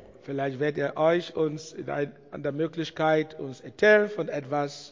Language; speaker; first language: German; non-native, learner; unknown